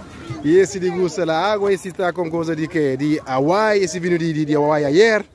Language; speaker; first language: Spanish; non-native, learner; Kabuverdianu